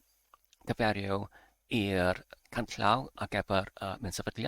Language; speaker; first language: Welsh; non-native, learner; English